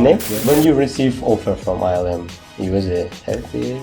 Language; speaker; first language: English; non-native, learner; Russian